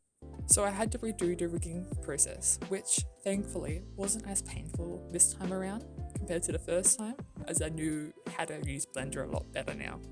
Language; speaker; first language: English; native; English